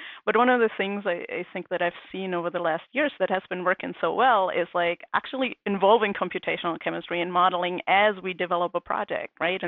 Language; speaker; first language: English; non-native, fluent; German